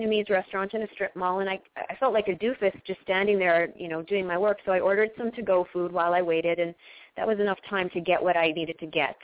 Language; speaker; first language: English; native; English